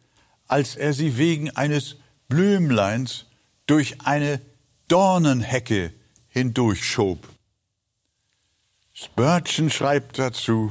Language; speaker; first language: German; native; German